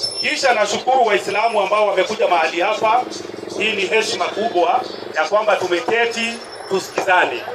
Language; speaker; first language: Swahili; non-native, local second language; Kikuyu